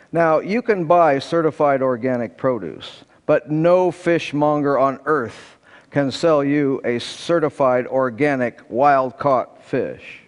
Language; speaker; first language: English; native; English